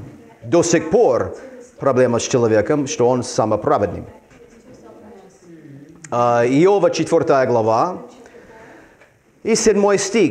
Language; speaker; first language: Russian; non-native, fluent; English